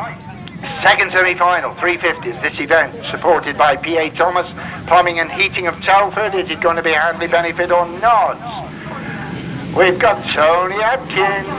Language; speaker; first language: English; native; English